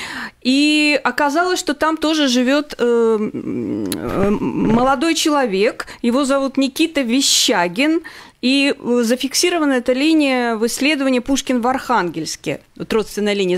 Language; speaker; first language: Russian; native; Russian